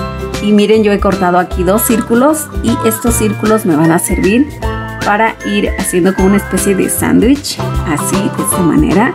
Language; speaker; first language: Spanish; native; Spanish